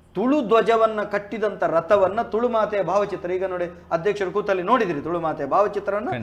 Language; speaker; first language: Kannada; non-native, local second language; Tulu